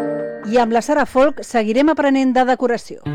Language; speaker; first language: Catalan; native; Catalan